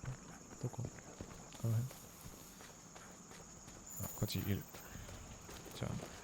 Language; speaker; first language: Japanese; non-native, learner; German